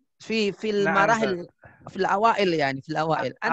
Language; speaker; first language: Arabic; non-native, fluent; Indonesian